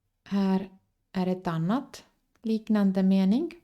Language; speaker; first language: Swedish; non-native, fluent; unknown